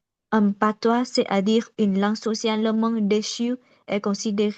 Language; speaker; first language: French; non-native, learner; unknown